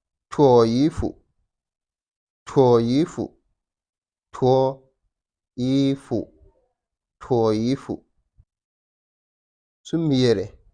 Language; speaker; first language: Chinese; non-native, fluent; Wolof